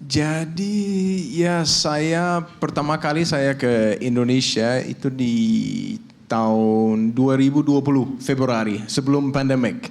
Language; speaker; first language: Indonesian; non-native, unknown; Danish